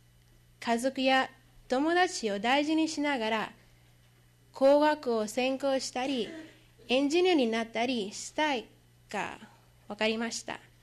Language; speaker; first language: Japanese; non-native, learner; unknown